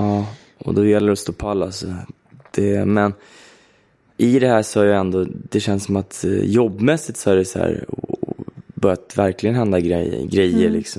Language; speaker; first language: Swedish; native; Swedish